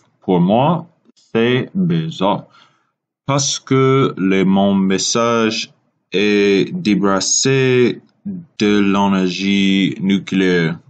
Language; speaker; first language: French; non-native, learner; English